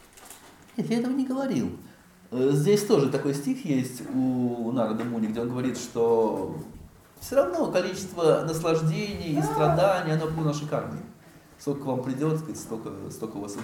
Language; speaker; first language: Russian; native; Russian